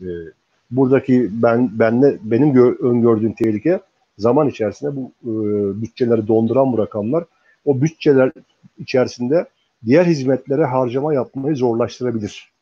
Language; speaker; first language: Turkish; native; Turkish